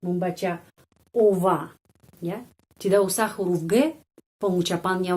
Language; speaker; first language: Indonesian; non-native, fluent; Russian